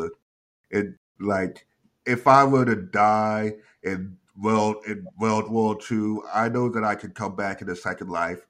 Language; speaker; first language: English; native; English